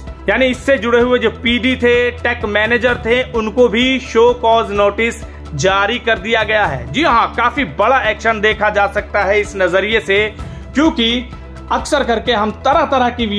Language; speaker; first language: Hindi; native; Hindi